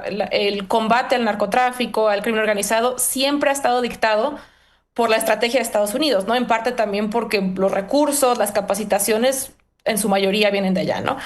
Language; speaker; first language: Spanish; native; Spanish